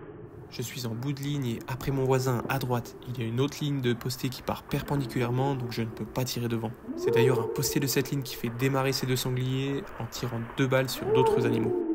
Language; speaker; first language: French; native; French